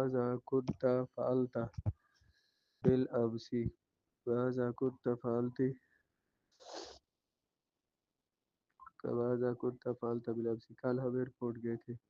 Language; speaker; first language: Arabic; non-native, fluent; Urdu